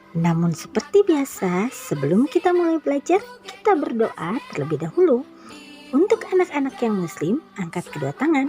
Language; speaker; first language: Indonesian; native; Indonesian